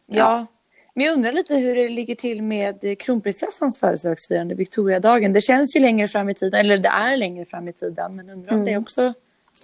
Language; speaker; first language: Swedish; native; Swedish